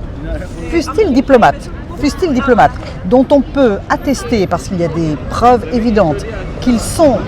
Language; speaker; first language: French; native; French